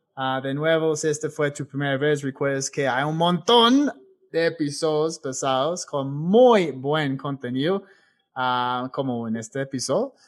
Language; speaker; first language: Spanish; non-native, fluent; English